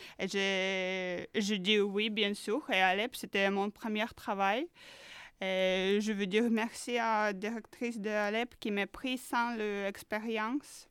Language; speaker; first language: French; non-native, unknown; Ukrainian